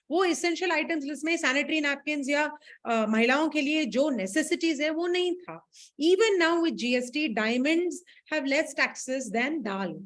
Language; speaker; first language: Hindi; non-native, local second language; Tamil